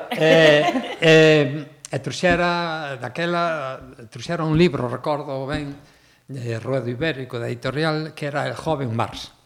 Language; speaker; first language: Galician; native; Galician